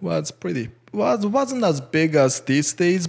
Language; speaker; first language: English; non-native, fluent; Japanese